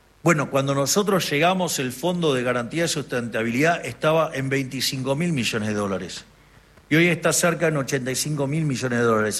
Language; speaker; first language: Spanish; native; Spanish